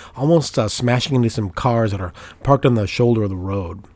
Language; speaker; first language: English; native; English